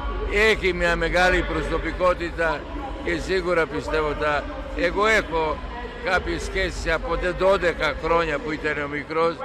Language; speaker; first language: Greek; non-native, fluent; Serbian